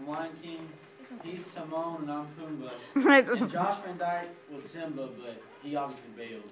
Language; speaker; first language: English; native; English